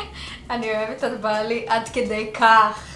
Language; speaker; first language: Hebrew; early bilingual, other home language; Russian